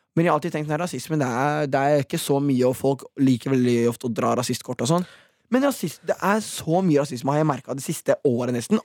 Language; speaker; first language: Norwegian; early bilingual, other home language; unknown